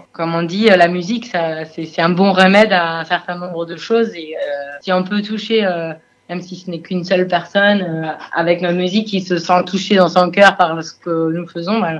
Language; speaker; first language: French; non-native, fluent; German